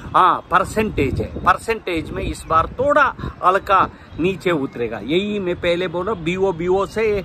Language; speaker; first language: Hindi; non-native, local second language; Kannada